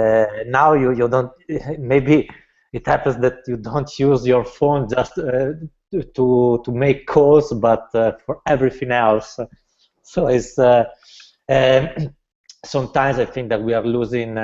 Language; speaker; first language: English; non-native, learner; Italian